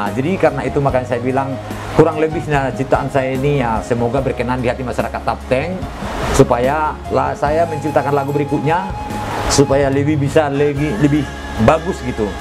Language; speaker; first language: Indonesian; non-native, local second language; Batak Toba